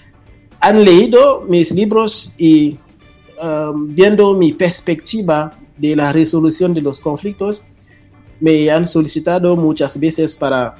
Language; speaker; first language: Spanish; non-native, fluent; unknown